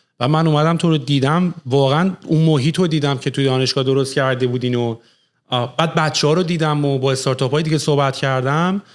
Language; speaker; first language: Persian; native; Persian